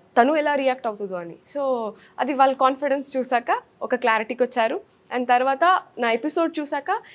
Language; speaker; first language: Telugu; native; Telugu